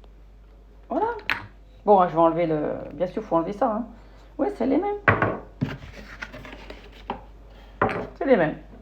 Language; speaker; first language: French; native; French